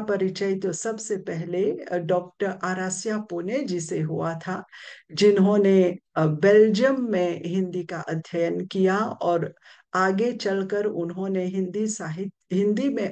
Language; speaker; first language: Hindi; non-native, local second language; Morisyen